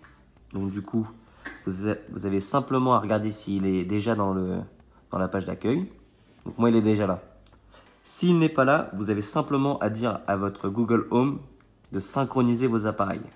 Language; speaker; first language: French; native; French